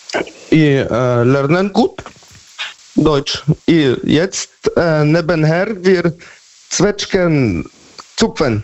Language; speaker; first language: German; non-native, learner; Polish